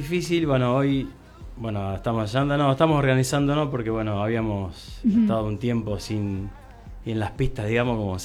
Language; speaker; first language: Spanish; native; Spanish